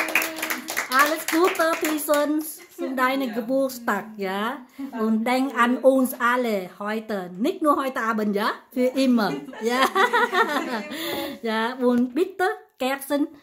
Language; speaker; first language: German; non-native, learner; Vietnamese